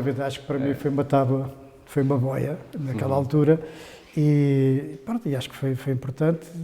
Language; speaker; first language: Portuguese; native; Portuguese